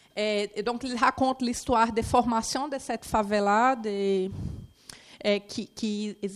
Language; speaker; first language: French; non-native, fluent; Portuguese